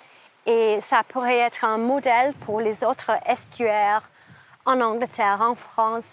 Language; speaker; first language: French; non-native, fluent; English